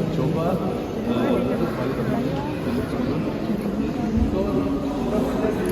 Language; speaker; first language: Indonesian; non-native, learner; Turkish